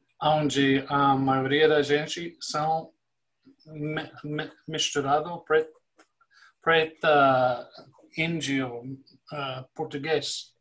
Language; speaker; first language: Portuguese; non-native, fluent; English